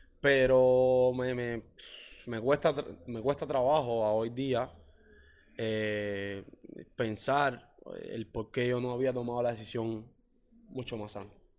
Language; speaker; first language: Spanish; native; Spanish